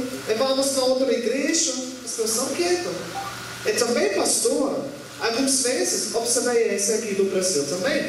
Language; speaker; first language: Portuguese; non-native, learner; German